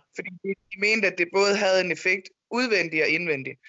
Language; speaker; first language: Danish; native; Danish